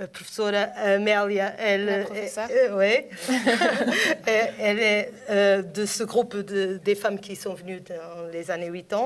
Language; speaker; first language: French; non-native, fluent; Portuguese